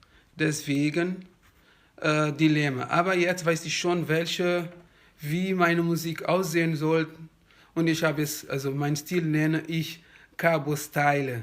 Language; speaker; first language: German; non-native, fluent; Kabuverdianu